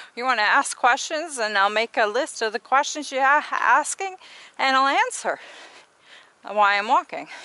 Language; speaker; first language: English; native; English